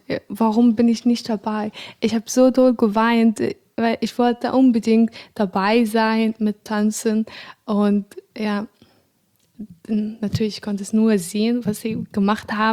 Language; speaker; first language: German; non-native, fluent; Arabic